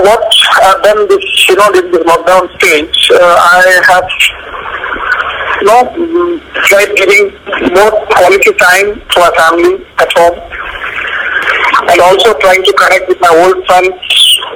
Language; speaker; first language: English; non-native, local second language; Tamil